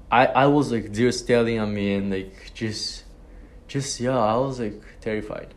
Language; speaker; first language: English; non-native, learner; Japanese